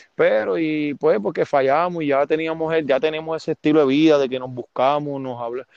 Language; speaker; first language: Spanish; native; Spanish